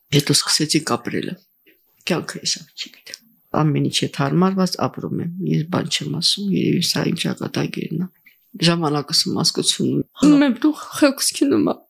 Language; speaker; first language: Armenian; native; Armenian